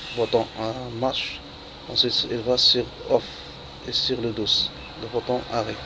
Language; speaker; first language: French; non-native, local second language; Arabic